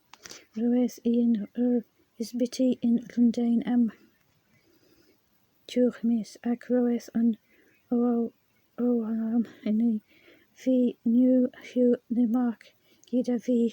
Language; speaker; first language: Welsh; non-native, learner; English